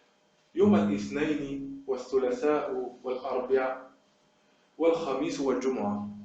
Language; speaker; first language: Arabic; non-native, fluent; French